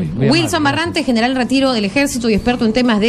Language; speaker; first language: Spanish; native; Spanish